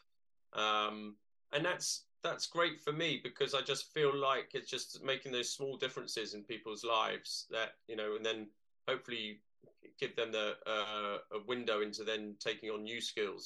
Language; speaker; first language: English; native; English